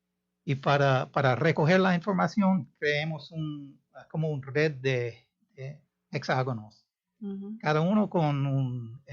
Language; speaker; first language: Spanish; non-native, fluent; English